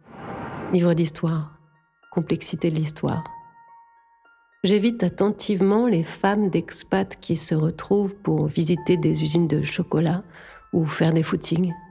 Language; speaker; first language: French; native; French